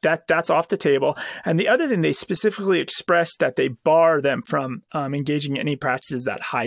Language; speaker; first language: English; native; English